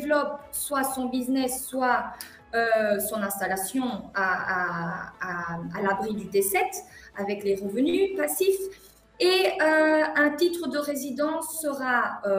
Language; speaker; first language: French; non-native, fluent; Portuguese